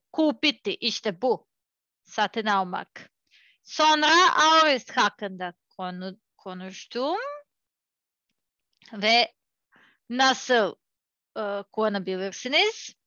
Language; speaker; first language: Turkish; non-native, learner; Serbian